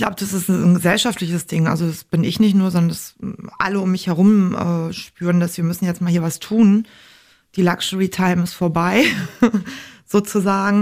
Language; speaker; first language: German; native; German